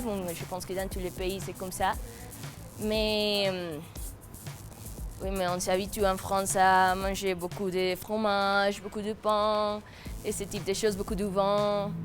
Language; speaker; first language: French; non-native, fluent; Spanish